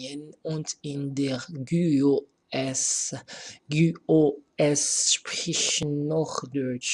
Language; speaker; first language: German; non-native, fluent; Arabic